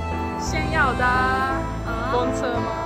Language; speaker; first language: Chinese; non-native, learner; Japanese